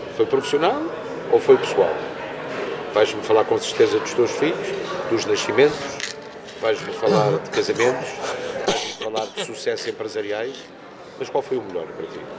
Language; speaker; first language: Portuguese; native; Portuguese